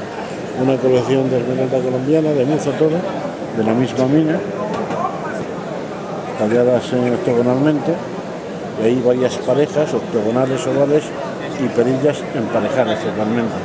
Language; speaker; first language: Spanish; native; Spanish